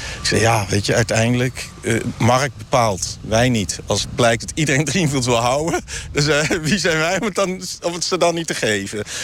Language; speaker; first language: Dutch; native; Dutch